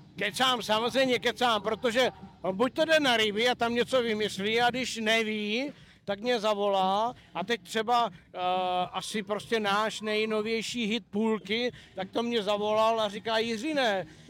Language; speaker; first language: Czech; native; Czech